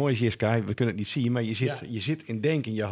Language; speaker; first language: Dutch; native; Dutch